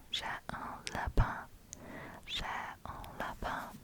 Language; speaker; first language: French; non-native, learner; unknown